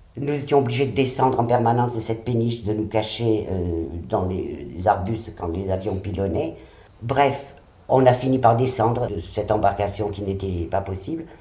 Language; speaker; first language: French; early bilingual, other home language; Catalan